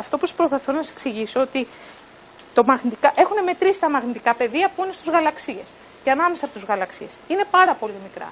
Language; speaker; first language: Greek; native; Greek